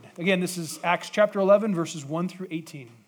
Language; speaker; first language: English; native; English